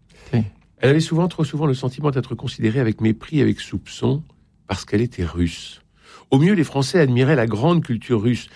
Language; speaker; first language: French; native; French